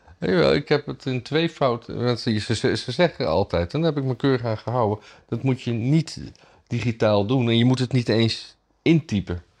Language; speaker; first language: Dutch; native; Dutch